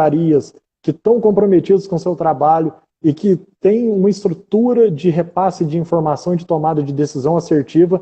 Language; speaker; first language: Portuguese; native; Portuguese